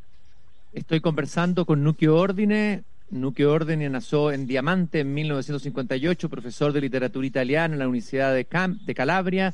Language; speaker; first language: Spanish; native; Spanish